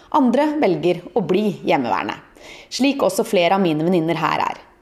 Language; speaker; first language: Norwegian; native; Norwegian